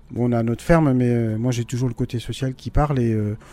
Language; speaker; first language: French; native; French